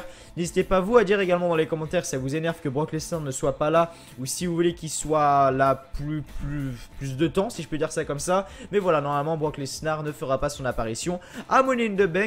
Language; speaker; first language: French; native; French